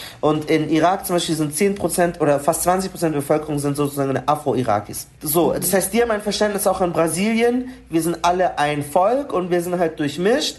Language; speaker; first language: German; early bilingual, other home language; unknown